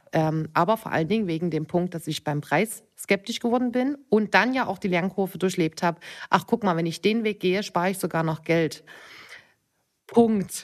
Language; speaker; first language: German; native; German